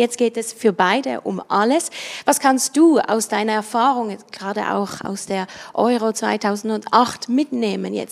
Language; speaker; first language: German; native; German